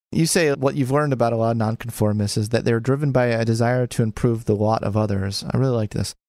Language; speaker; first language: English; native; English